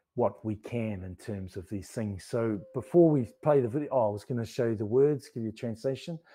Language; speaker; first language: English; native; English